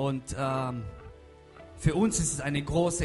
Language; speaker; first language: German; non-native, fluent; Russian